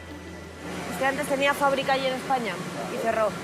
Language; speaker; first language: Spanish; native; Spanish